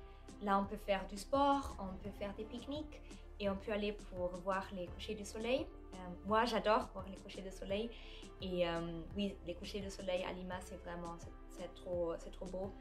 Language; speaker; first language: French; non-native, fluent; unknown